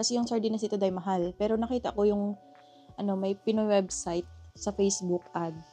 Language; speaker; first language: Filipino; native; Filipino